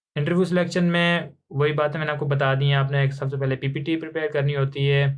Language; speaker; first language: Urdu; non-native, local second language; Punjabi